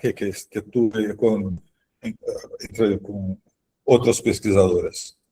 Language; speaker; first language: Spanish; non-native, fluent; Portuguese